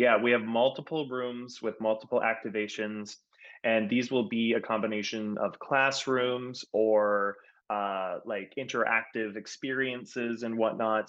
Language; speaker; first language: English; native; English